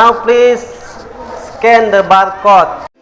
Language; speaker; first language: English; non-native, learner; Indonesian